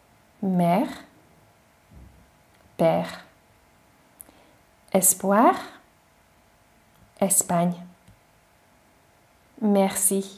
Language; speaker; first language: French; non-native, fluent; Hungarian